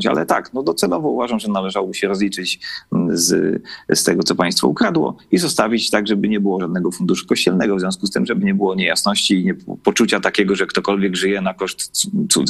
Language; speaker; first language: Polish; native; Polish